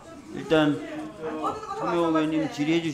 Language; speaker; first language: Korean; native; Korean